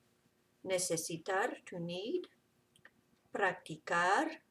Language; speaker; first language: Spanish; non-native, fluent; English